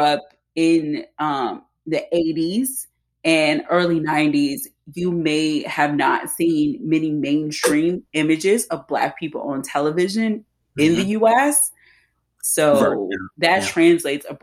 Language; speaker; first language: English; native; English